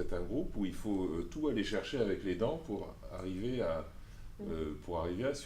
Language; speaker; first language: French; native; French